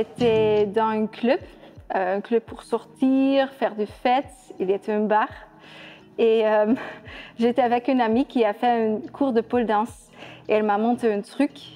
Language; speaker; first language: French; non-native, fluent; Dutch